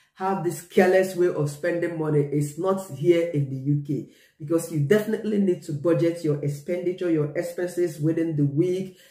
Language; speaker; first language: English; non-native, local second language; Igbo